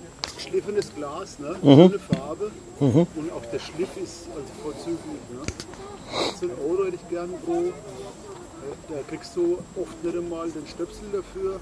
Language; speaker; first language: German; native; German